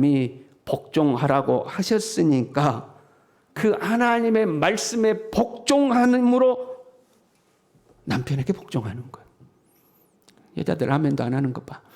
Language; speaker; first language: Korean; native; Korean